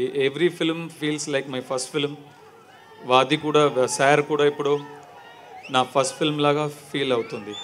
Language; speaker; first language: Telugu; non-native, learner; Tamil